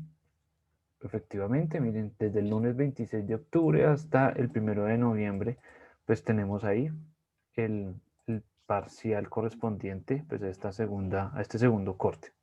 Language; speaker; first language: Spanish; native; Spanish